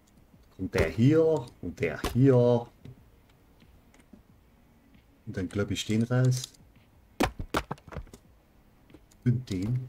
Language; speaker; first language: German; native; German